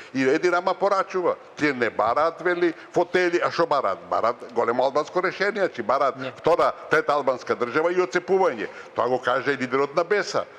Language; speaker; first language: Macedonian; native; Macedonian